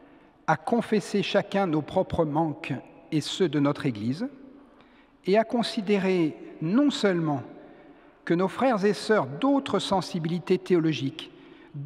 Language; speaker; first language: French; native; French